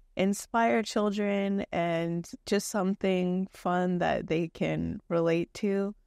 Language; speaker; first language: English; native; English